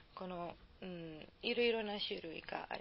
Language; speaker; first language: Japanese; non-native, learner; Serbian